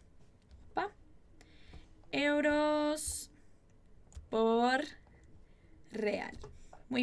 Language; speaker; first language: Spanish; non-native, fluent; Portuguese